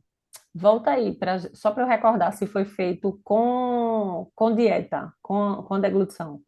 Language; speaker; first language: Portuguese; native; Portuguese